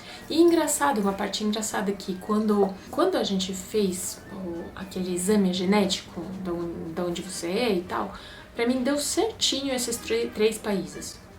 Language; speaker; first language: Portuguese; non-native, fluent; Russian